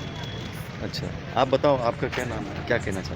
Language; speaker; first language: Hindi; native; Hindi